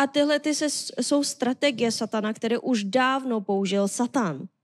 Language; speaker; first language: Czech; non-native, learner; Korean